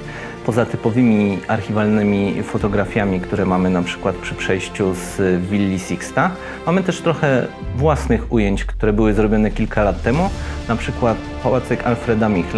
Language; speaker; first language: Polish; native; Polish